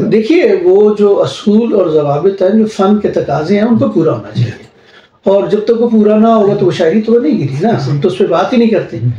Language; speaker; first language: Urdu; non-native, local second language; Punjabi